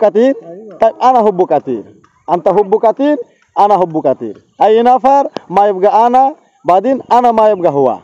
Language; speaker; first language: Arabic; non-native, learner; Bangla